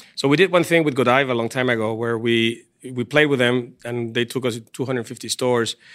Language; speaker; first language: English; non-native, fluent; Spanish